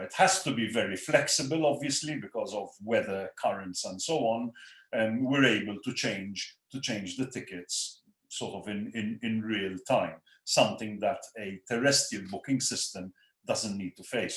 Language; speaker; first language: English; non-native, local second language; Maltese